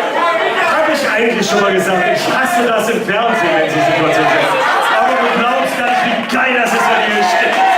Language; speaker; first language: German; native; German